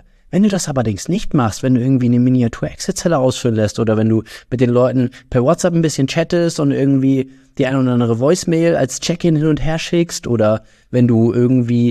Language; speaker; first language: German; native; German